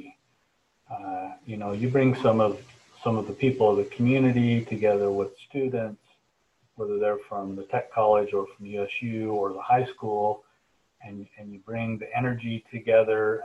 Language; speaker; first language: English; native; English